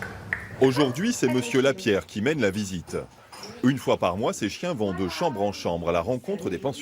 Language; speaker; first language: French; native; French